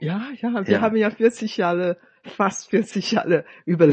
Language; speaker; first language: German; non-native, fluent; Chinese